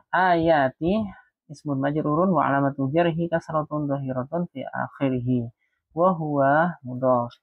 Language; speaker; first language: Arabic; non-native, fluent; Indonesian